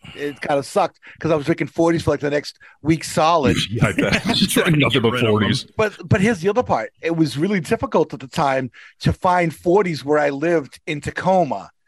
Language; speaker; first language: English; native; English